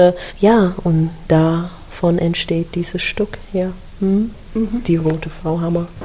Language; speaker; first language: German; non-native, learner; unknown